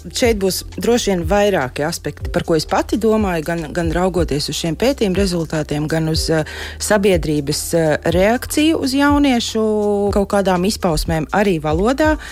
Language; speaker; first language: Latvian; native; Latvian